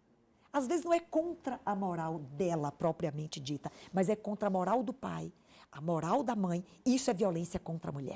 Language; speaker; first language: Portuguese; native; Portuguese